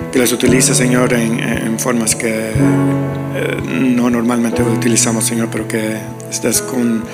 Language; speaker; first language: Spanish; early bilingual, heritage; Spanish